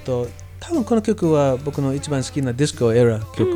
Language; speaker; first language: Japanese; non-native, learner; English